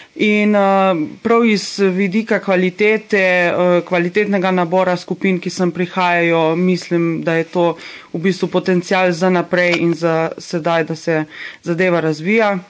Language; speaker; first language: Slovenian; native; Slovenian